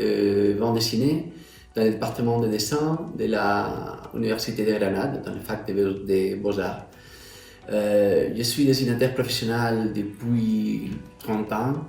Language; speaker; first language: French; non-native, fluent; Spanish